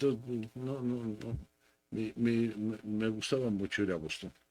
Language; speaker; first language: Spanish; native; Spanish